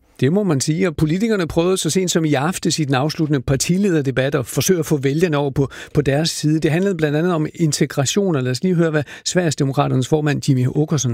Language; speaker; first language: Danish; native; Danish